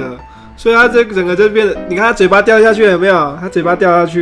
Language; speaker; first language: Chinese; native; Chinese